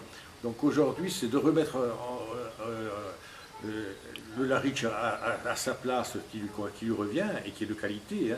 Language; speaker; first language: French; native; French